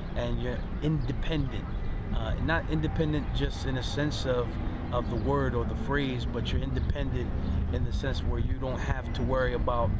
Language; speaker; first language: English; native; English